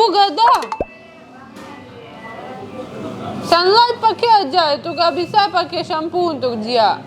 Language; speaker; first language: Indonesian; non-native, learner; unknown